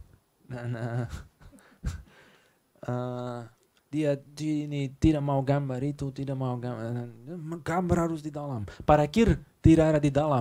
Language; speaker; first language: Indonesian; non-native, learner; Dutch